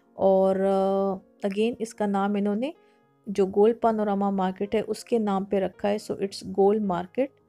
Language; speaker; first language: Urdu; native; Urdu